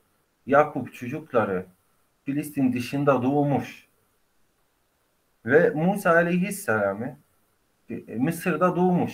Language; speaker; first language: Turkish; non-native, fluent; Arabic